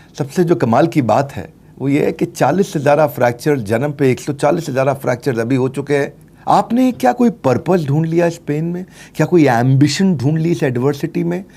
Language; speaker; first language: Hindi; native; Hindi